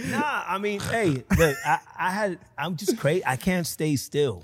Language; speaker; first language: English; early bilingual, other home language; Spanish